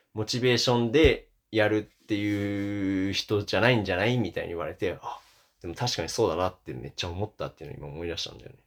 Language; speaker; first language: Japanese; early bilingual, other home language; German